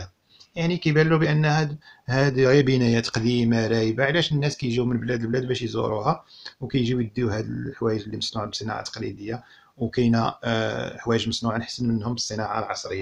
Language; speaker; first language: Arabic; native; Arabic